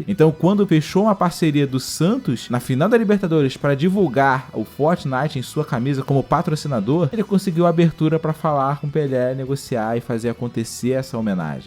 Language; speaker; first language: Portuguese; native; Portuguese